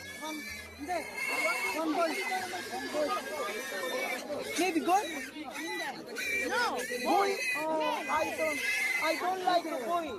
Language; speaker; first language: English; non-native, learner; Korean